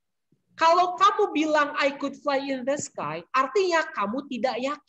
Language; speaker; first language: Indonesian; native; Indonesian